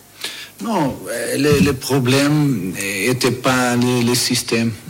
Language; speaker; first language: French; non-native, fluent; Portuguese